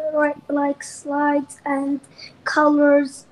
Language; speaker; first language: English; non-native, learner; Arabic